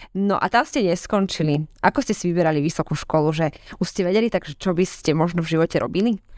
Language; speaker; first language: Slovak; native; Slovak